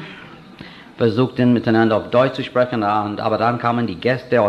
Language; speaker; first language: German; non-native, fluent; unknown